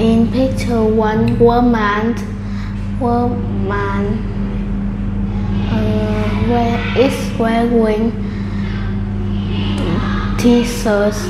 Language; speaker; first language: English; non-native, learner; Vietnamese